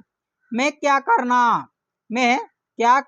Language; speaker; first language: Hindi; non-native, local second language; Telugu